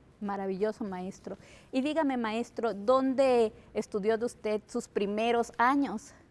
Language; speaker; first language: Spanish; native; Spanish